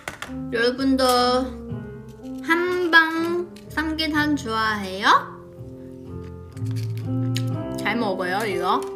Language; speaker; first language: Korean; non-native, learner; Chinese